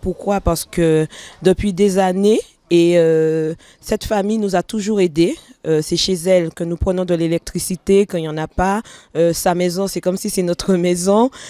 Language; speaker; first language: French; native; French